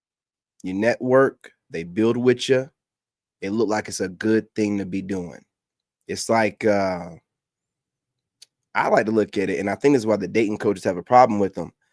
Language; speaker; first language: English; native; English